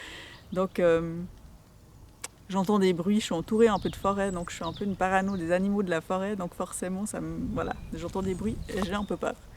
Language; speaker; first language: French; native; French